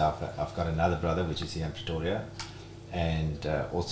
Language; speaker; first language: English; non-native, local second language; Afrikaans